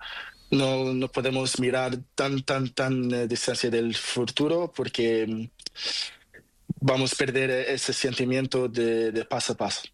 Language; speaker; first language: Spanish; non-native, learner; Portuguese